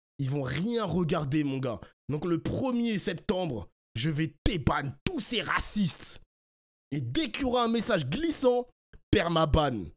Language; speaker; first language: French; early bilingual, other home language; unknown